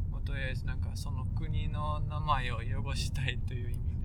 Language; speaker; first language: Japanese; non-native, fluent; Dutch